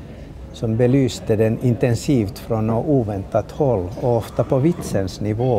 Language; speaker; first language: Swedish; native; Swedish